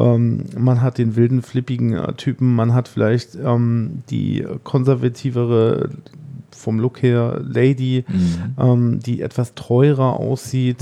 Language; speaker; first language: German; native; German